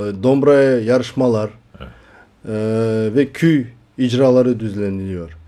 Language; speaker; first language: Turkish; non-native, learner; Kazakh